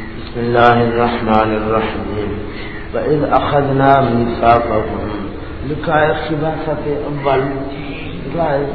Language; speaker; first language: Urdu; non-native, local second language; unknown